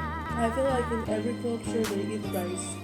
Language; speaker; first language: English; non-native, fluent; French